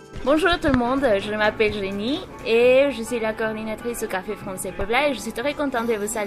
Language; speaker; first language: French; non-native, fluent; Spanish